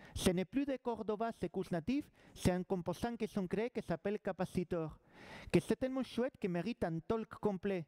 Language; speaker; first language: French; non-native, fluent; Spanish